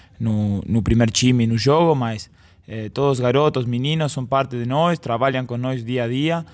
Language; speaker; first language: Portuguese; non-native, fluent; Spanish